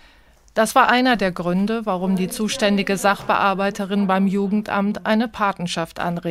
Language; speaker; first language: German; native; German